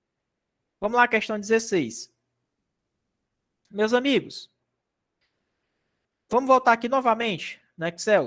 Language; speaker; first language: Portuguese; native; Portuguese